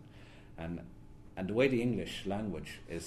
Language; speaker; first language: English; native; English